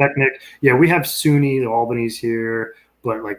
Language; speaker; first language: English; native; English